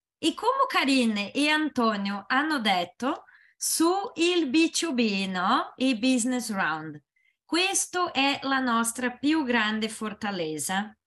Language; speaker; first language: Italian; non-native, learner; Portuguese